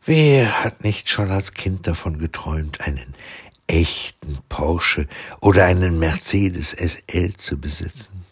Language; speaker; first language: German; native; German